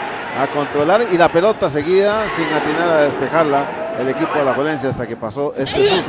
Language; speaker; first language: Spanish; native; Spanish